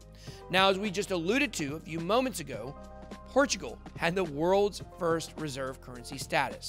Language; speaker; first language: English; native; English